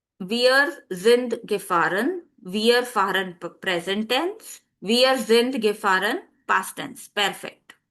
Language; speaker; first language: German; non-native, fluent; Hindi